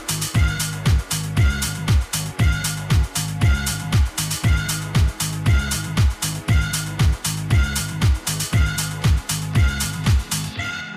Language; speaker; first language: English; native; English